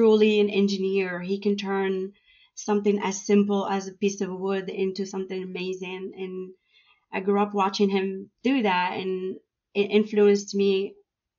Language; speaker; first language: English; non-native, fluent; Arabic